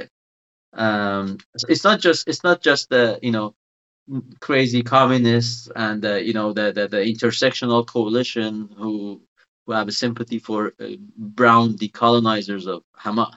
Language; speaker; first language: English; non-native, fluent; Persian